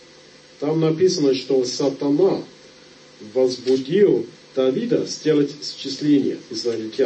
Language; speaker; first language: Russian; non-native, fluent; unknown